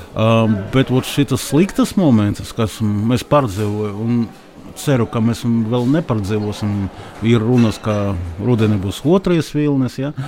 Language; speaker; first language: Latvian; non-native, local second language; Russian